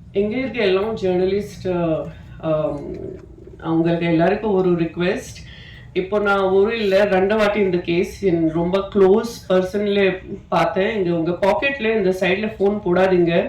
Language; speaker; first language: Tamil; non-native, fluent; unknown